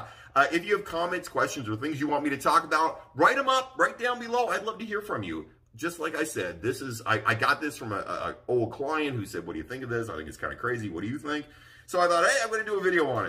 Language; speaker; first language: English; native; English